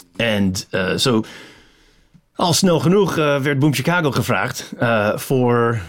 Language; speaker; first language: Dutch; non-native, fluent; English